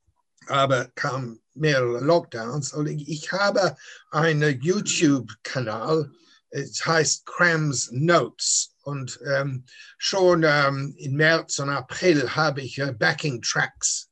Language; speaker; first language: German; non-native, fluent; English